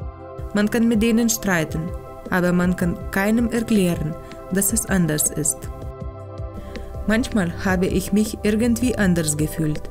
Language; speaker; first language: German; non-native, fluent; Lithuanian